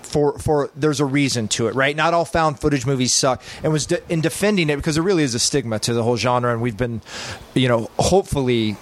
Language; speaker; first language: English; native; English